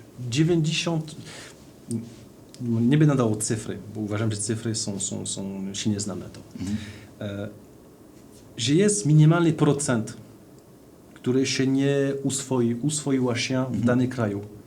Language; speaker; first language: Polish; non-native, fluent; French